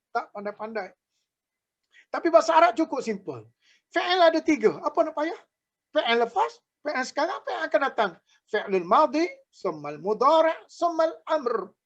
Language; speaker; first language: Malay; native; Malay